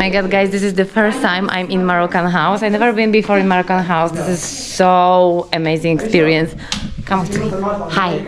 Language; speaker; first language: English; non-native, learner; Polish